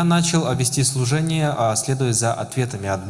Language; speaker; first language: Russian; native; Russian